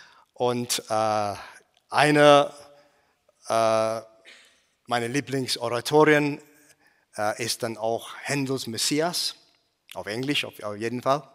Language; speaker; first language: German; non-native, fluent; English